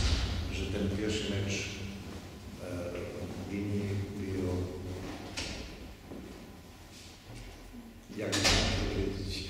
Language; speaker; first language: Polish; non-native, fluent; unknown